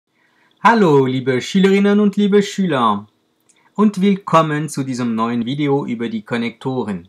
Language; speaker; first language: German; non-native, fluent; French